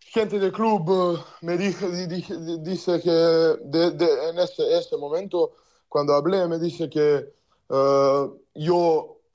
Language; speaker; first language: Spanish; non-native, learner; Serbian